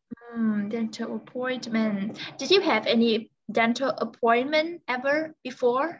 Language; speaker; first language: English; non-native, learner; Vietnamese